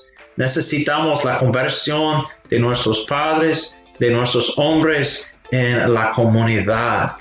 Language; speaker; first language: Spanish; non-native, fluent; English